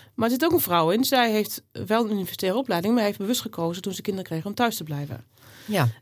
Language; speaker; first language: Dutch; native; Dutch